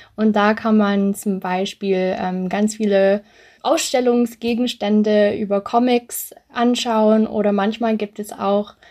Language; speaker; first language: German; early bilingual, other home language; English